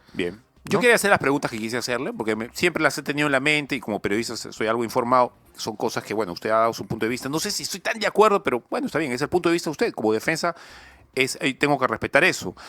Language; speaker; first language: Spanish; native; Spanish